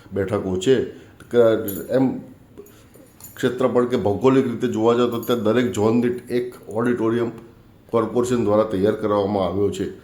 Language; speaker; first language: Gujarati; native; Gujarati